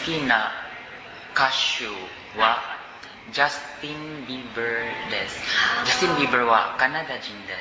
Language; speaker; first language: Japanese; non-native, learner; Cebuano